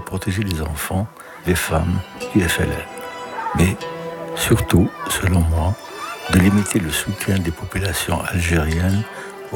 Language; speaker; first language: French; non-native, local second language; Kabyle